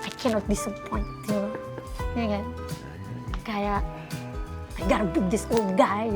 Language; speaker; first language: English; non-native, fluent; Indonesian